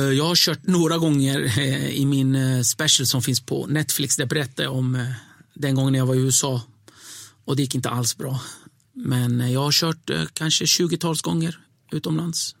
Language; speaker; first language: Swedish; early bilingual, other home language; Kurdish